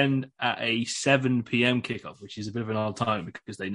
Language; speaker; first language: English; native; English